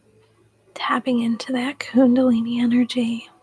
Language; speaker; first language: English; native; English